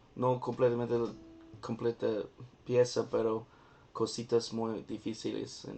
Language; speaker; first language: Spanish; non-native, learner; English